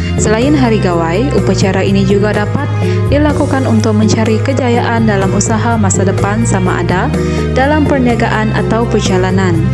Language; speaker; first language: Malay; non-native, local second language; Iban